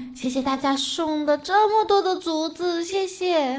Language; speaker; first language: Chinese; native; Chinese